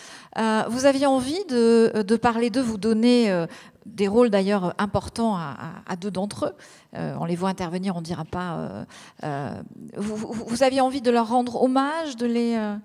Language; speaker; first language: French; native; French